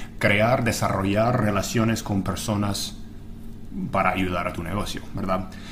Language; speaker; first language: Spanish; non-native, fluent; English